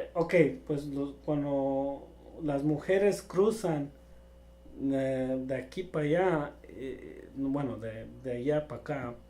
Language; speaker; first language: Spanish; early bilingual, other home language; English